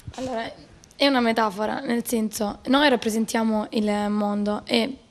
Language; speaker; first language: Italian; native; Italian